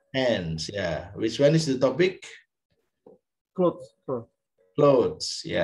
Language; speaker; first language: English; non-native, fluent; Indonesian